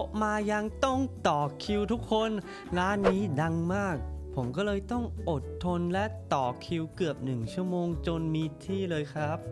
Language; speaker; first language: Thai; non-native, fluent; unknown